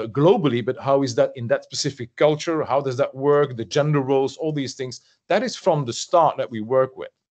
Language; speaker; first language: English; non-native, fluent; French